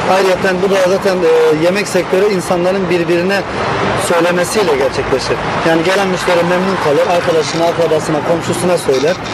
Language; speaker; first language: Turkish; native; Turkish